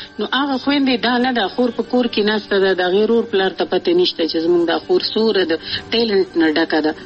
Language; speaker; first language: Pashto; native; Pashto